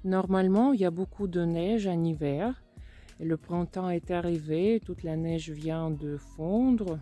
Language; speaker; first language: French; non-native, fluent; Russian